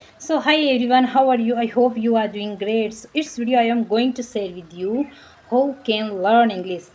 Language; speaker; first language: English; non-native, learner; Marwari